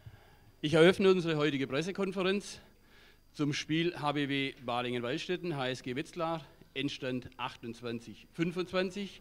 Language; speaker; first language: German; native; German